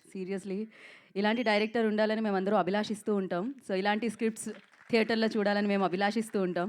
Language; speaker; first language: Telugu; native; Telugu